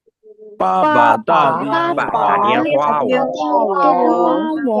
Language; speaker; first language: Chinese; non-native, learner; Burmese